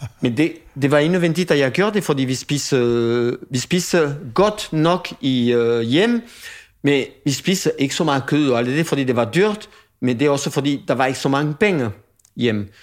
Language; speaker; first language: Danish; non-native, fluent; French